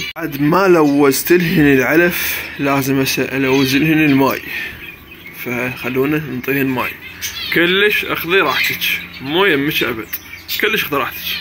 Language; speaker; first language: Arabic; native; Arabic